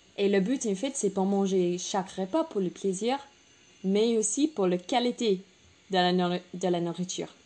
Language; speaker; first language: French; non-native, fluent; English